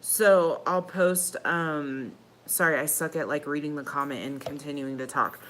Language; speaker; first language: English; native; English